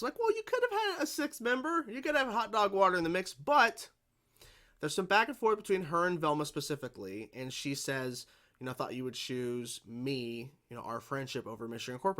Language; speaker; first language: English; native; English